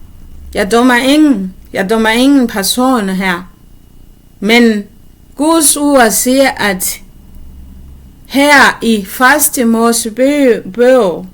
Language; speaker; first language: Danish; non-native, learner; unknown